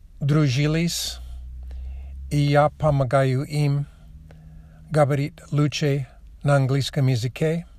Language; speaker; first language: Russian; non-native, learner; English